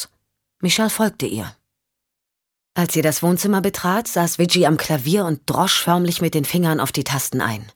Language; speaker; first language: German; native; German